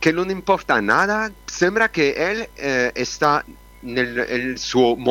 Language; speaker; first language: Spanish; non-native, learner; Italian